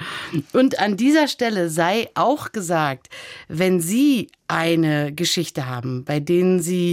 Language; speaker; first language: German; native; German